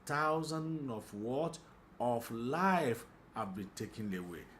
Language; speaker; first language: English; non-native, local second language; Yoruba